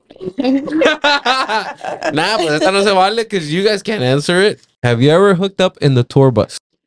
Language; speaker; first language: English; early bilingual, other home language; Spanish